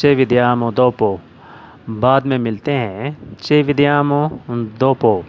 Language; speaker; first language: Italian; non-native, learner; Urdu